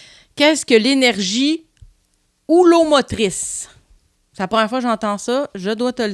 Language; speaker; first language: French; native; French